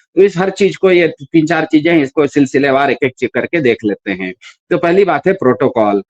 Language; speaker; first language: Hindi; non-native, local second language; Kannada